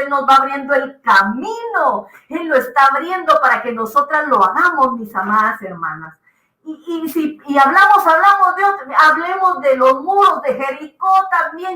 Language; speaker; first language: Spanish; native; Spanish